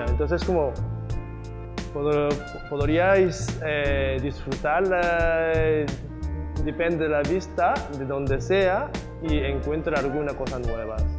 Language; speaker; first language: Spanish; non-native, learner; Japanese